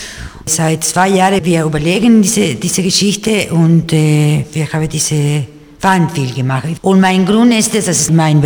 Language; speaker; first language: German; non-native, learner; Spanish